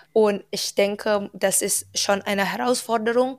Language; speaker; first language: German; non-native, learner; Indonesian